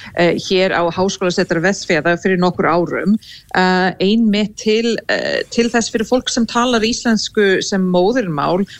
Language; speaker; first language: Icelandic; non-native, fluent; English